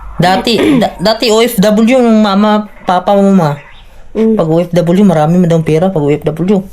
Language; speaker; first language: Filipino; non-native, local second language; Cebuano